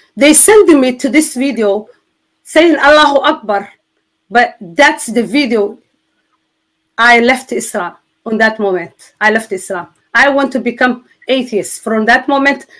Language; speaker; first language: English; non-native, fluent; Somali